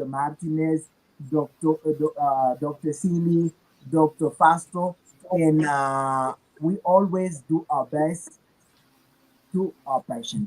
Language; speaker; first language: English; non-native, learner; Haitian Creole